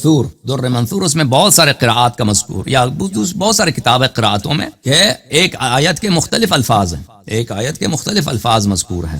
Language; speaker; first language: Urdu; non-native, fluent; Persian